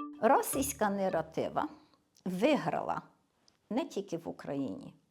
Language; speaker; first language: Ukrainian; early bilingual, heritage; Ukrainian